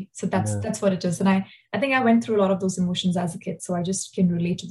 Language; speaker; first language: English; non-native, local second language; Hindi